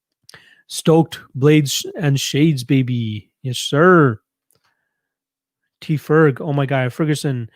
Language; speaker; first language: English; native; English